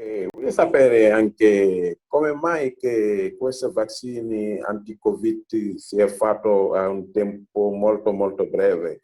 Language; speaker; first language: Italian; non-native, fluent; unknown